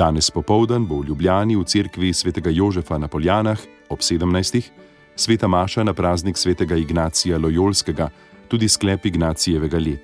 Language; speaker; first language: Slovenian; native; Slovenian